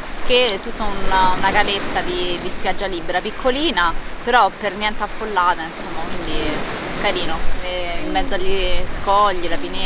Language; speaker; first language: Italian; native; Italian